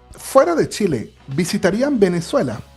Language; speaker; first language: Spanish; native; Spanish